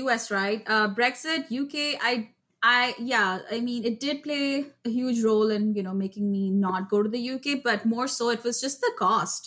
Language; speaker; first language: English; non-native, local second language; Urdu